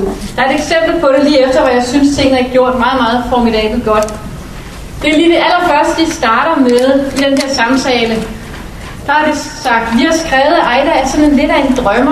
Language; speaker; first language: Danish; native; Danish